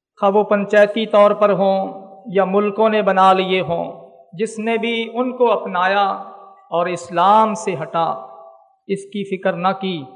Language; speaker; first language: Urdu; non-native, local second language; Punjabi